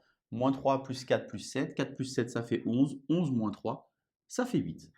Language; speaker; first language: French; native; French